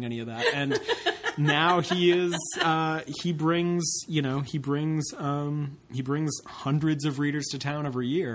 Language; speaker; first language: English; native; English